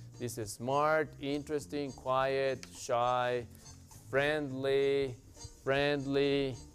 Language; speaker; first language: English; non-native, fluent; Spanish